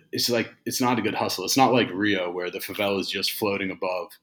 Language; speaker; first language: English; native; English